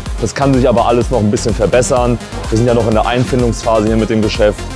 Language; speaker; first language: German; native; German